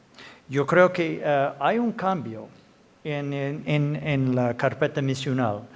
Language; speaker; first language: Spanish; non-native, fluent; English